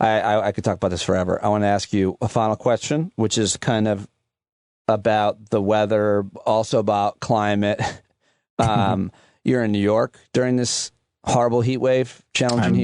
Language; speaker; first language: English; native; English